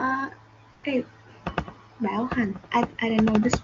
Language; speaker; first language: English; non-native, learner; Vietnamese